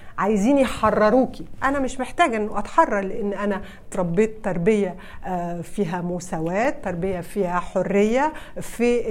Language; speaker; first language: Arabic; early bilingual, heritage; Arabic